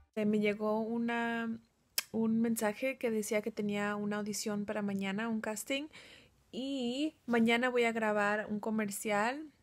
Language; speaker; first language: Spanish; early bilingual, heritage; Spanish